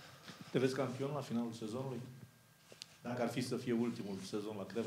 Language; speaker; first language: Romanian; native; Romanian